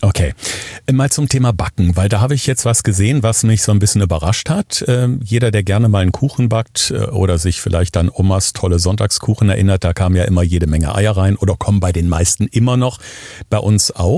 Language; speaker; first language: German; native; German